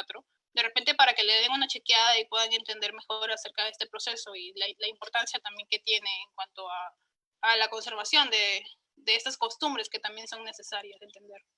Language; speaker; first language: Spanish; native; Spanish